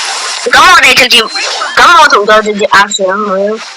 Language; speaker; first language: Chinese; early bilingual, heritage; Cantonese